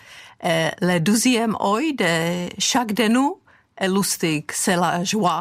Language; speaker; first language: French; non-native, fluent; Czech